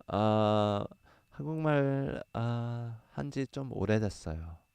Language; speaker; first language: Korean; early bilingual, other home language; English